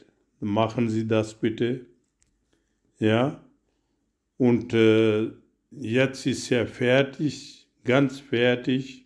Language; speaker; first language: German; non-native, learner; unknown